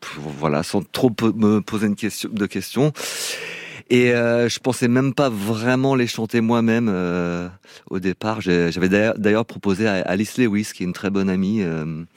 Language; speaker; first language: French; non-native, fluent; English